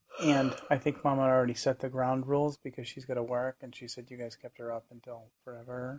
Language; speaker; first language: English; native; English